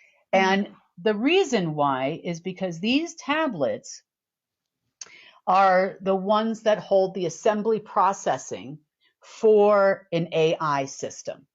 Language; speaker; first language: English; native; English